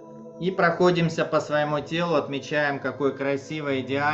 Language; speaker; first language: Russian; native; Russian